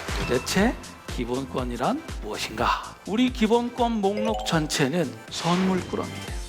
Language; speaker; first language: Korean; native; Korean